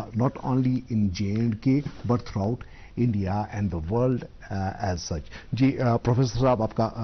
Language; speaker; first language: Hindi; non-native, local second language; Kashmiri